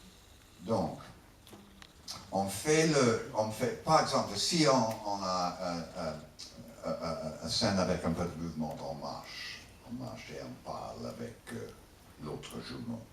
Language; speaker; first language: French; non-native, learner; English